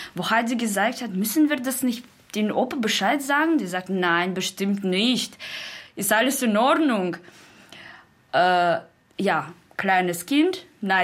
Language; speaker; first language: German; non-native, learner; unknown